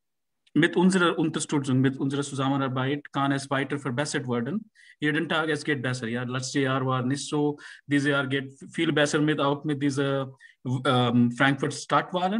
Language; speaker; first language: German; non-native, learner; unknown